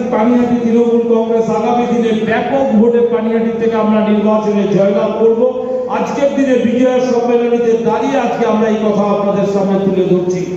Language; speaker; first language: Bangla; native; Bangla